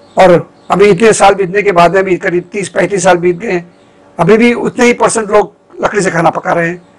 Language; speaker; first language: Hindi; non-native, local second language; Gujarati